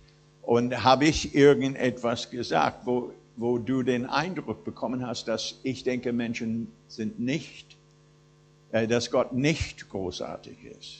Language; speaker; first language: German; non-native, fluent; English